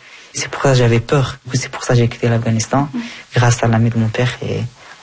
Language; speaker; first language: French; non-native, fluent; Persian